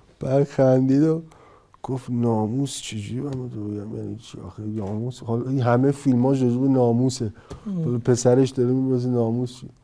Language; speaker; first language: Persian; early bilingual, heritage; Persian